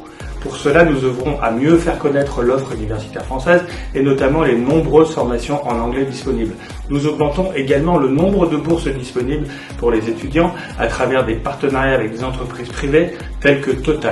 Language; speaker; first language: French; native; French